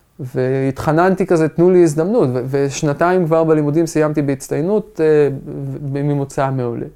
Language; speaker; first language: Hebrew; non-native, local second language; Arabic